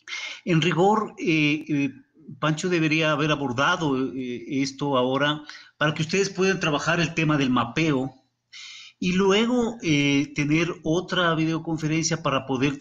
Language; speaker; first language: Spanish; native; Spanish